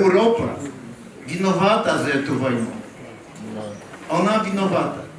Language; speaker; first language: Polish; early bilingual, heritage; Polish